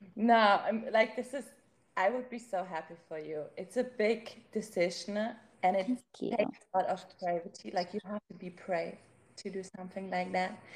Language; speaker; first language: English; non-native, fluent; German